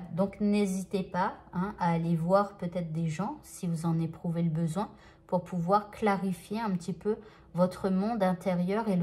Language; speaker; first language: French; native; French